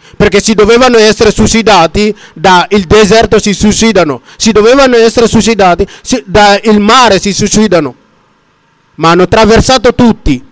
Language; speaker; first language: Italian; non-native, fluent; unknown